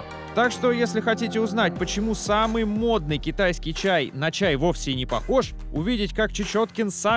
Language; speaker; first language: Russian; native; Russian